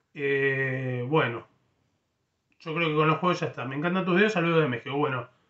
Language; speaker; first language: Spanish; native; Spanish